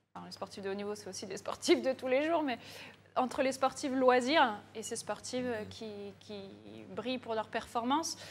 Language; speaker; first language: French; native; French